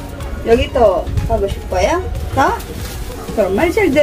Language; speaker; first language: Korean; non-native, learner; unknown